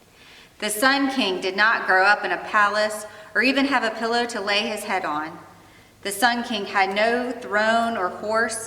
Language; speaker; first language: English; native; English